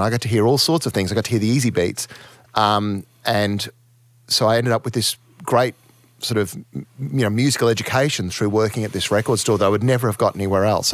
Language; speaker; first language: English; native; English